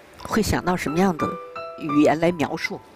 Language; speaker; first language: Chinese; native; Chinese